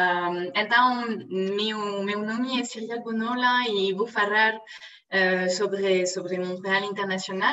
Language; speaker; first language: Portuguese; non-native, fluent; French